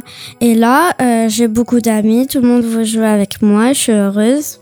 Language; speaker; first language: French; early bilingual, other home language; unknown